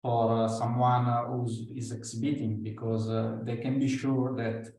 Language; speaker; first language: English; non-native, fluent; Italian